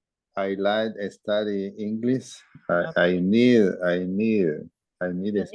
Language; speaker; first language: English; non-native, learner; Spanish